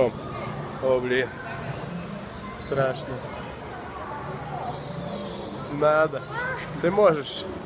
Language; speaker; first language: Russian; non-native, fluent; English